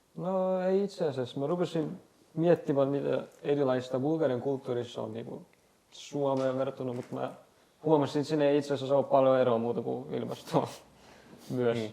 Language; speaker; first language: Finnish; non-native, learner; Bulgarian